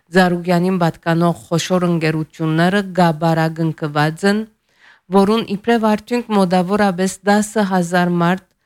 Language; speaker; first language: Armenian; early bilingual, heritage; Armenian